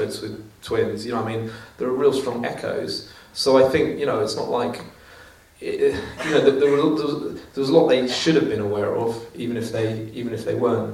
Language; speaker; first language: English; native; English